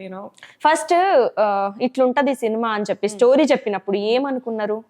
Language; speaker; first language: Telugu; native; Telugu